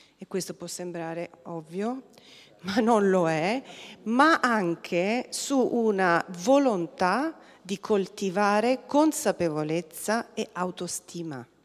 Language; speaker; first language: Italian; early bilingual, heritage; Italian